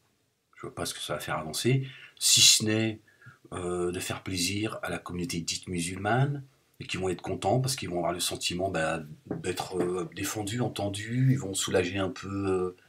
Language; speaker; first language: French; native; French